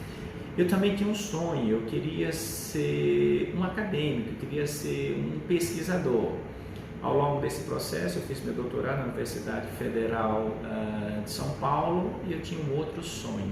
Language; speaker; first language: Portuguese; native; Portuguese